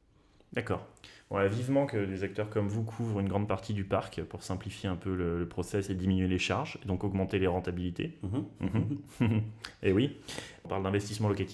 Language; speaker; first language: French; native; French